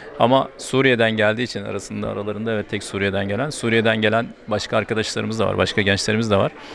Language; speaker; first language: Turkish; native; Turkish